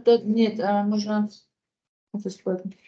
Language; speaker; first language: Russian; non-native, learner; Persian